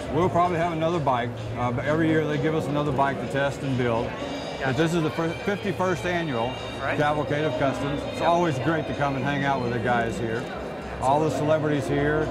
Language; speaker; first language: English; native; English